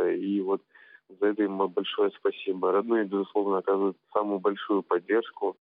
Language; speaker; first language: Russian; native; Russian